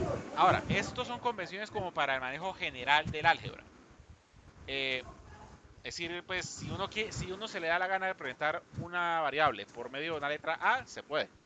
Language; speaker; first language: Spanish; native; Spanish